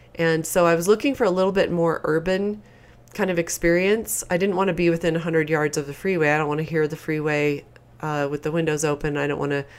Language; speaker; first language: English; native; English